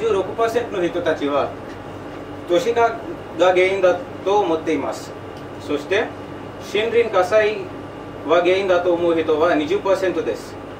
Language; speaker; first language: Japanese; non-native, learner; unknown